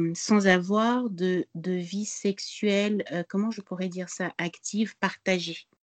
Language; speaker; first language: French; native; French